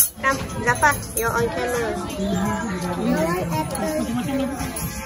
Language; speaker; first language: English; non-native, local second language; Malay